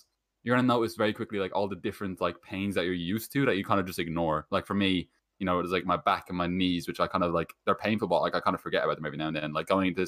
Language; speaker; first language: English; native; English